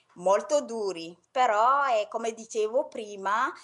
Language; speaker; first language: Italian; non-native, fluent; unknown